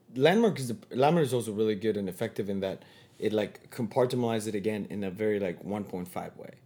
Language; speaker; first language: English; non-native, fluent; Spanish